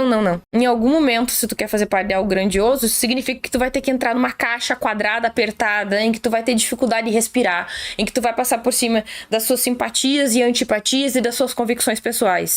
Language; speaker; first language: Portuguese; native; Portuguese